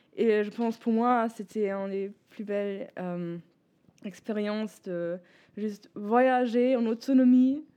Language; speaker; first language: French; non-native, fluent; German